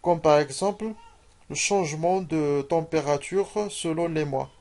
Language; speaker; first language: French; non-native, local second language; Arabic